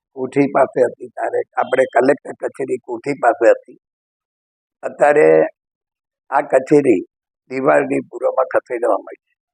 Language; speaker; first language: Gujarati; native; Gujarati